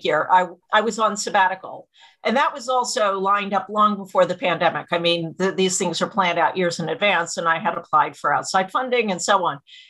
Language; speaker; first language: English; native; English